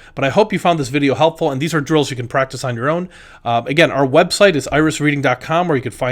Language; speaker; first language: English; native; English